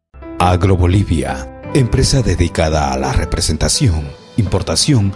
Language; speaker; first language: Spanish; native; Spanish